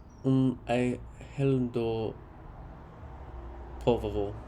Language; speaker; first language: Spanish; non-native, learner; English